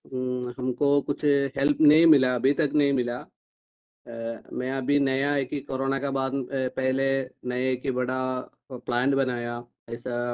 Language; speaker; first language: Hindi; non-native, local second language; Malayalam